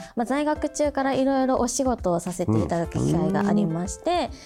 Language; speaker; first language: Japanese; native; Japanese